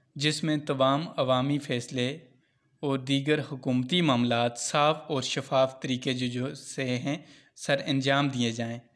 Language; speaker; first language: Urdu; non-native, local second language; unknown